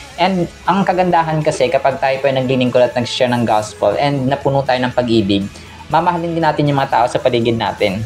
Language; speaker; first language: Filipino; non-native, local second language; Hiligaynon